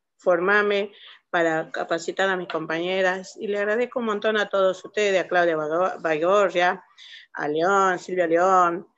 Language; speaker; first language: Spanish; native; Spanish